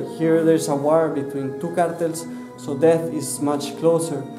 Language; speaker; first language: English; non-native, fluent; Spanish